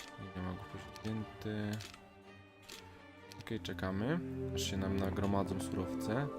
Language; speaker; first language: Polish; native; Polish